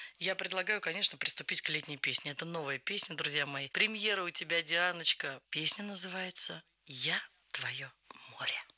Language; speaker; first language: Russian; native; Russian